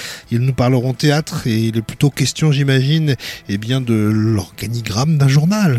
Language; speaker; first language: French; native; French